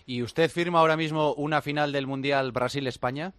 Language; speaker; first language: Spanish; native; Spanish